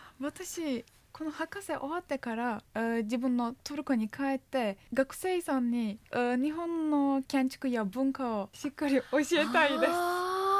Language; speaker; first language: Japanese; non-native, fluent; Turkish